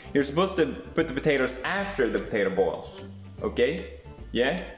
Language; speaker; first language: English; non-native, fluent; Swedish